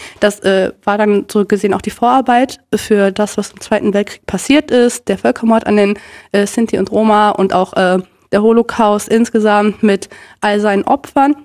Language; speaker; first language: German; native; German